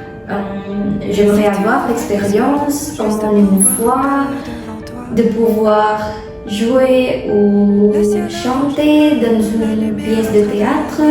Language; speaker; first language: French; non-native, learner; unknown